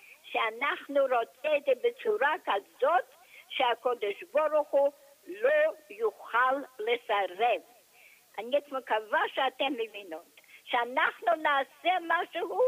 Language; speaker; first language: Hebrew; non-native, fluent; English